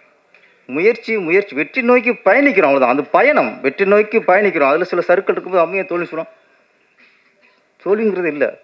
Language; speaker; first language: Tamil; native; Tamil